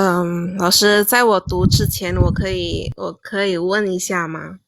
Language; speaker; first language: Chinese; non-native, learner; Indonesian